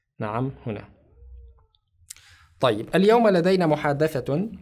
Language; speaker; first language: Arabic; non-native, fluent; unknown